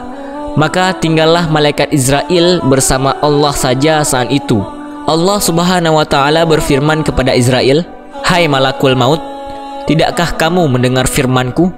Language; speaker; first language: Indonesian; native; Indonesian